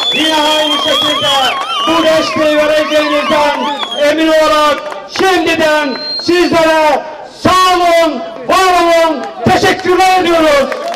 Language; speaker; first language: Turkish; native; Turkish